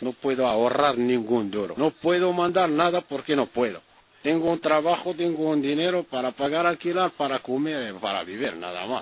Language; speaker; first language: Spanish; non-native, learner; Arabic